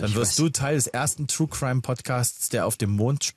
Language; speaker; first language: German; native; German